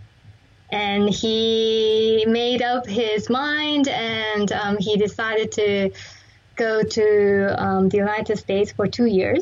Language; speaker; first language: English; non-native, fluent; Japanese